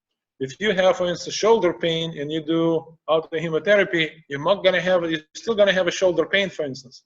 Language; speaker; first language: English; non-native, fluent; Russian